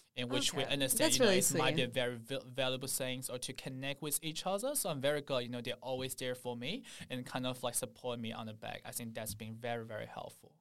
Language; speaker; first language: English; non-native, fluent; Chinese